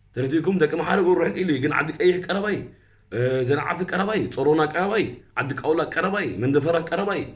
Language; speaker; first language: Tigrinya; early bilingual, heritage; Tigrinya